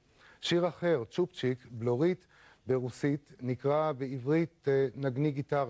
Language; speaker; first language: Hebrew; native; Hebrew